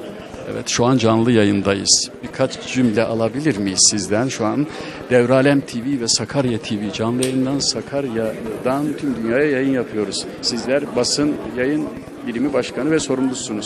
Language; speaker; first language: Turkish; native; Turkish